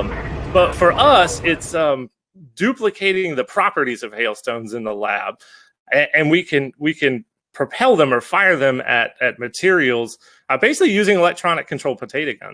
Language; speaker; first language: English; native; English